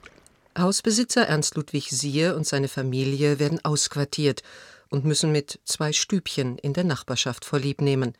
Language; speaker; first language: German; native; German